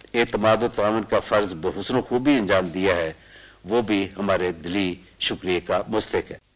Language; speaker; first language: Urdu; non-native, local second language; Punjabi